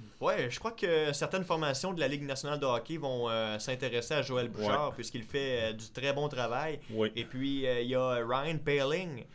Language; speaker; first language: French; native; French